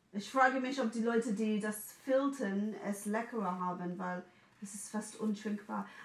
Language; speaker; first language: German; non-native, fluent; English